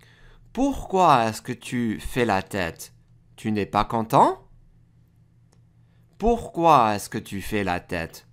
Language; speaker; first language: French; non-native, fluent; English